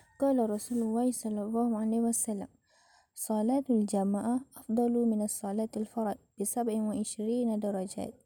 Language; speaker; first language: Arabic; non-native, learner; Malay